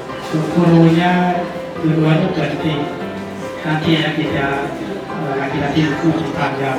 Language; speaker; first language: Indonesian; non-native, learner; Thai